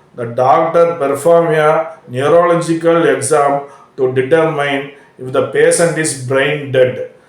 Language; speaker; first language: English; non-native, local second language; Tamil